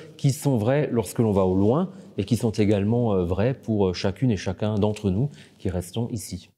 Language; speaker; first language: French; native; French